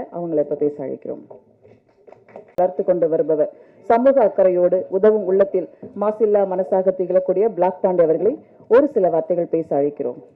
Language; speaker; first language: Tamil; native; Tamil